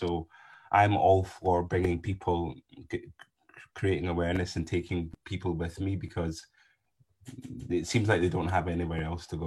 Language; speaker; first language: English; native; English